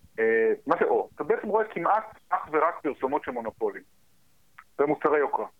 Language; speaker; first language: Hebrew; early bilingual, heritage; Hebrew